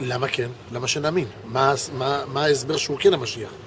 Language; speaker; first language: Hebrew; native; Hebrew